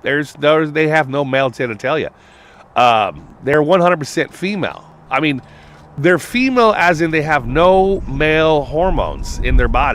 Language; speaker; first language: English; native; English